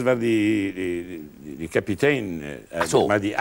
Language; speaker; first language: German; non-native, learner; Italian